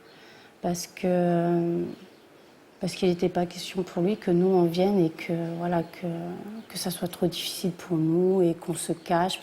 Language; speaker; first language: French; early bilingual, other home language; Portuguese